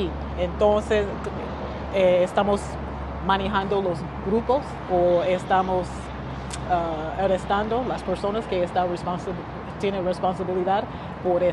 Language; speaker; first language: Spanish; non-native, learner; English